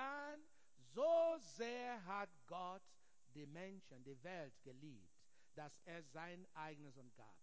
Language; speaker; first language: German; non-native, learner; English